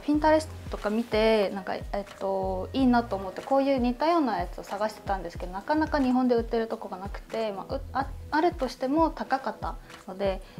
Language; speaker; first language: Japanese; non-native, fluent; Korean